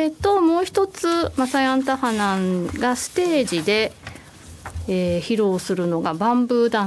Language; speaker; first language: Japanese; native; Japanese